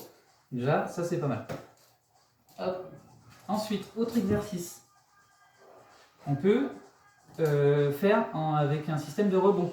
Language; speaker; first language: French; native; French